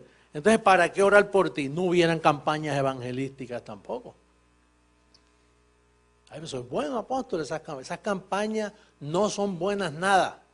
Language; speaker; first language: Spanish; native; Spanish